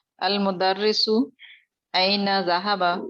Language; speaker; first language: Arabic; non-native, learner; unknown